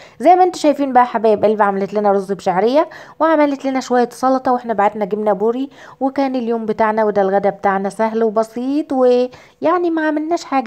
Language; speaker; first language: Arabic; native; Arabic